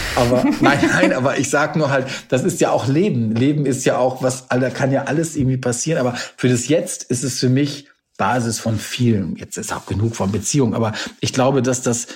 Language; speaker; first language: German; native; German